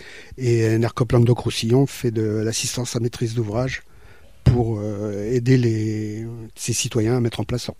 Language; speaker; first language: French; native; French